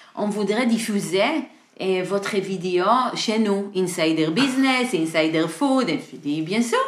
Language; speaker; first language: French; non-native, learner; Hebrew